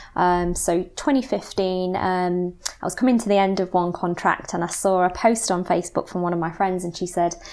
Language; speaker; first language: English; native; English